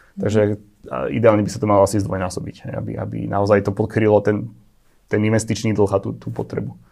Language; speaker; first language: Slovak; native; Slovak